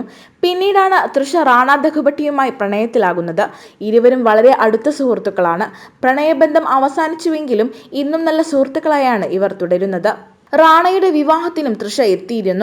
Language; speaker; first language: Malayalam; native; Malayalam